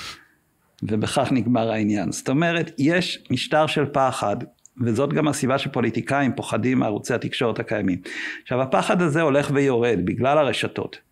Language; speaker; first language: Hebrew; native; Hebrew